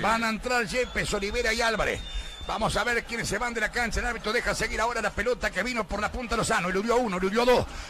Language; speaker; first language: Spanish; native; Spanish